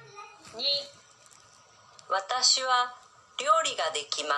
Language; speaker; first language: Japanese; non-native, learner; Indonesian